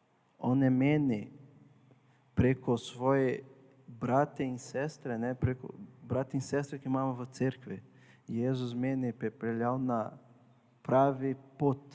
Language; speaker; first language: Slovenian; non-native, fluent; Portuguese